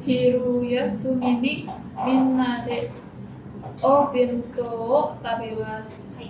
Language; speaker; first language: Japanese; non-native, learner; Indonesian